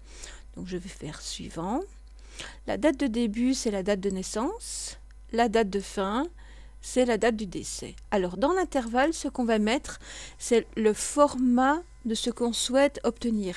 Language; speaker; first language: French; native; French